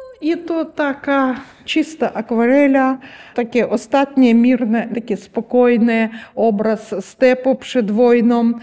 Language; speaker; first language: Polish; non-native, learner; Ukrainian